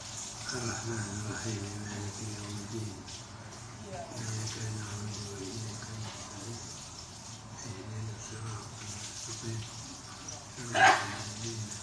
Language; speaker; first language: Arabic; non-native, fluent; Indonesian